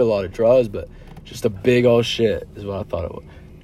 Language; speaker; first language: English; native; English